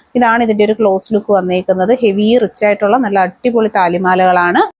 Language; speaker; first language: Malayalam; native; Malayalam